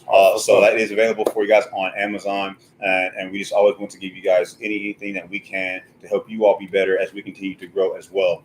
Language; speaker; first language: English; native; English